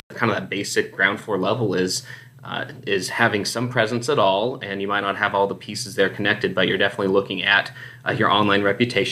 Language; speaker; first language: English; native; English